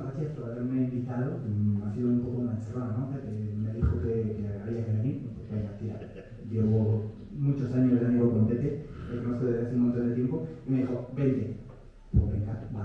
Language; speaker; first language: Spanish; native; Spanish